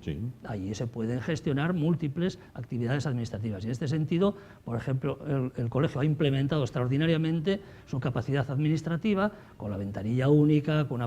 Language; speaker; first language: Spanish; native; Spanish